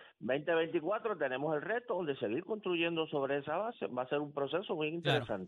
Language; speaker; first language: Spanish; native; Spanish